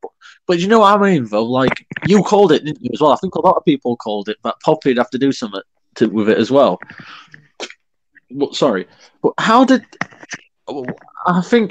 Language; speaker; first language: English; native; English